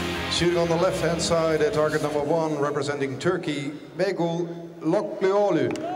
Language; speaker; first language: English; non-native, fluent; Dutch